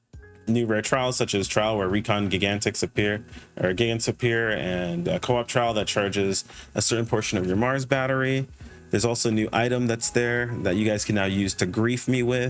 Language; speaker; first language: English; native; English